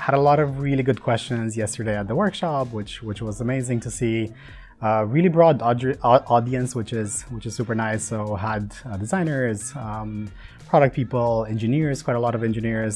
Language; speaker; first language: English; non-native, fluent; Romanian